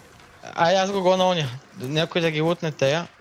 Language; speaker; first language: Bulgarian; native; Bulgarian